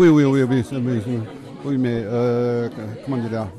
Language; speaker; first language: French; non-native, fluent; Japanese